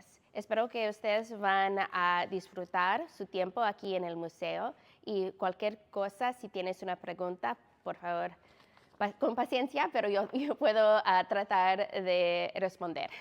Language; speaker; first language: Spanish; non-native, fluent; English